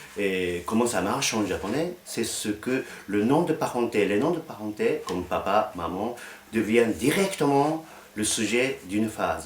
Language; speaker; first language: French; non-native, fluent; Japanese